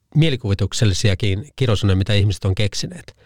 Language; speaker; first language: Finnish; native; Finnish